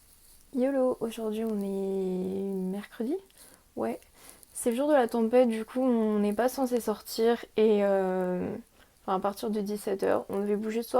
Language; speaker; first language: French; native; French